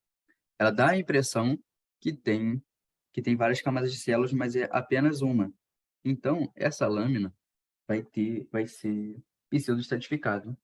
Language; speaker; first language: Portuguese; native; Portuguese